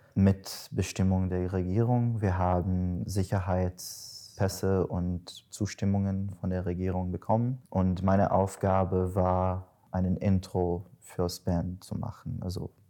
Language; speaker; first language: German; non-native, learner; Arabic